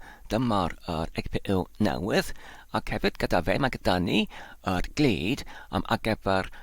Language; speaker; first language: Welsh; non-native, learner; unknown